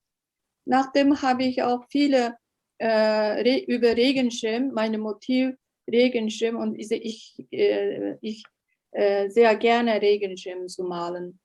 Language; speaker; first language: German; non-native, learner; Uyghur